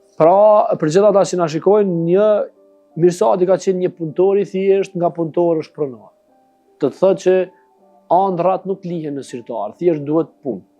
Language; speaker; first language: Albanian; native; Albanian